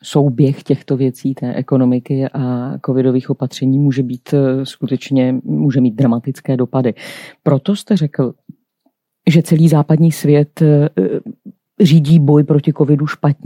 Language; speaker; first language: Czech; native; Czech